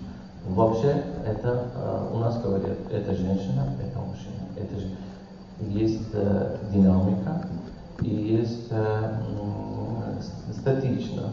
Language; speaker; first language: Russian; non-native, learner; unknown